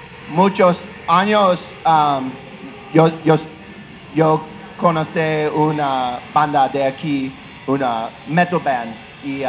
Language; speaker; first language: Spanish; non-native, learner; English